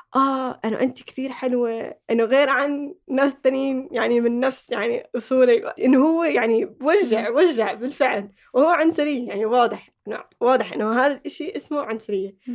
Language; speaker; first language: Arabic; early bilingual, other home language; Somali